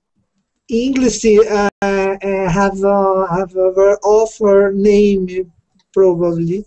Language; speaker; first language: English; non-native, learner; Portuguese